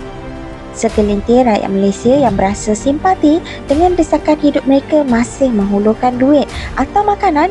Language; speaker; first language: Malay; native; Malay